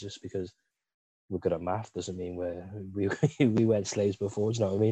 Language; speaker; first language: English; native; English